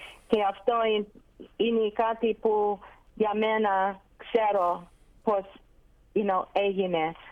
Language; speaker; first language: Greek; non-native, learner; English